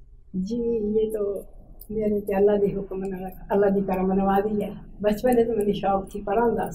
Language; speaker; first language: Hindi; non-native, local second language; Punjabi